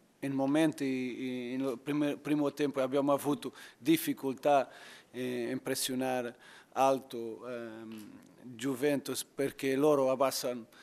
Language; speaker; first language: Italian; non-native, learner; Portuguese